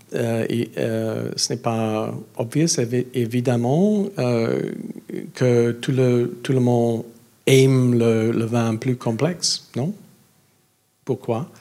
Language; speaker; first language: French; non-native, learner; English